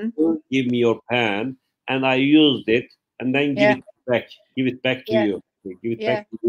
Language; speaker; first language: English; non-native, fluent; Turkish